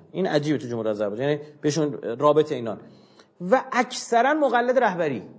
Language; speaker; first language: Persian; non-native, local second language; Azerbaijani